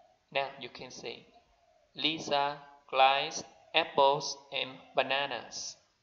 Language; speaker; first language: English; non-native, learner; Vietnamese